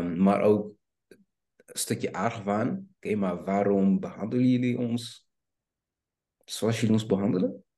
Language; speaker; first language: Dutch; early bilingual, other home language; Kinyarwanda